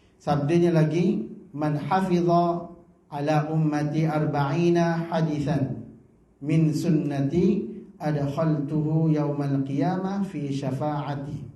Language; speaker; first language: Malay; native; Malay